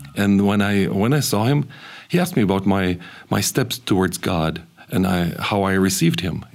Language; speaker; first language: English; early bilingual, other home language; German